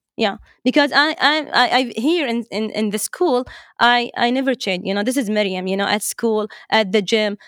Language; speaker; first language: English; non-native, fluent; Arabic